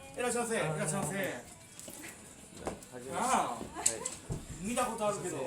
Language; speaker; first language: Japanese; native; Japanese